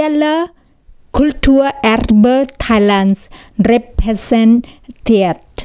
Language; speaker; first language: German; non-native, learner; Thai